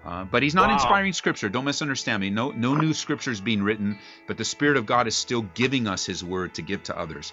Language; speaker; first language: English; native; English